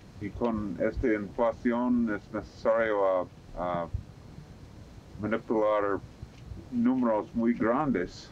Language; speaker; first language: Spanish; non-native, learner; English